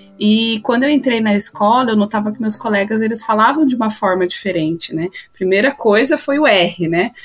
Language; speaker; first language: Portuguese; native; Portuguese